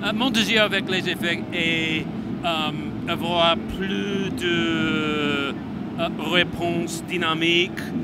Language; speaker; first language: French; non-native, learner; English